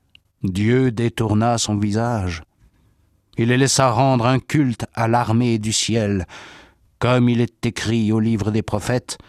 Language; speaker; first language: French; native; French